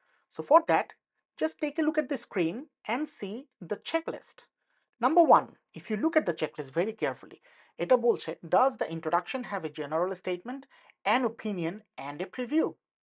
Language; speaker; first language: English; non-native, local second language; Bangla